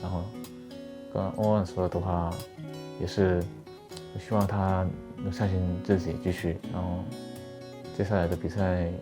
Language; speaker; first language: Chinese; non-native, fluent; Korean